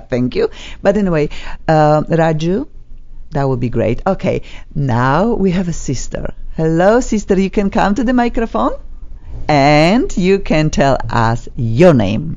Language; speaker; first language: English; non-native, fluent; Polish